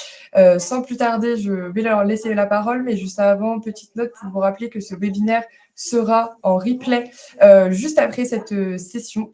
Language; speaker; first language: French; native; French